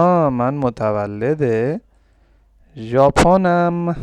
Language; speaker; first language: Persian; non-native, fluent; Urdu